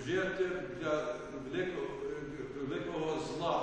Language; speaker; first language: Ukrainian; early bilingual, heritage; Ukrainian